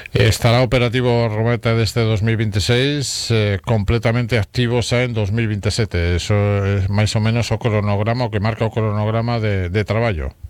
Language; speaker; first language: Galician; non-native, local second language; Spanish